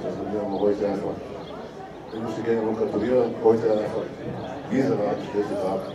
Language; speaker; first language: German; non-native, learner; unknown